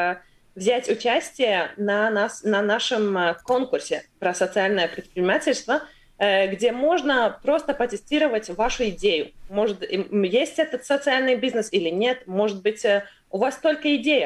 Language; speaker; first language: Russian; non-native, local second language; Latvian